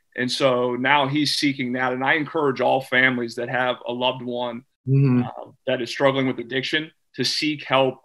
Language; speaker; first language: English; native; English